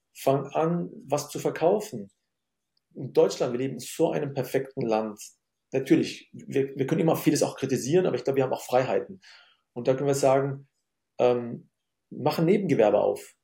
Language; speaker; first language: German; early bilingual, other home language; Arabic